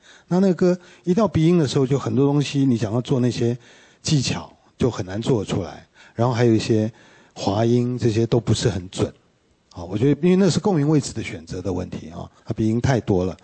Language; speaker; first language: Chinese; native; Chinese